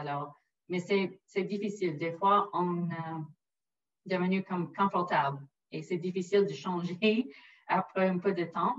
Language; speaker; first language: French; non-native, local second language; English